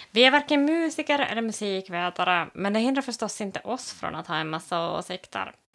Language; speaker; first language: Swedish; native; Swedish